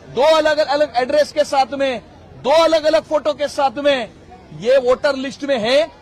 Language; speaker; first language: Hindi; non-native, local second language; Marathi